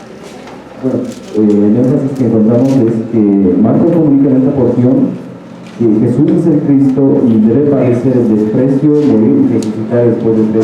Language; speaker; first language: Spanish; native; Spanish